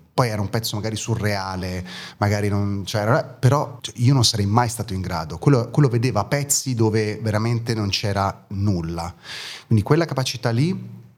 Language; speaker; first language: Italian; early bilingual, other home language; German